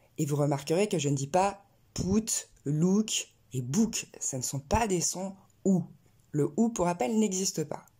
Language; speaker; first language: French; native; French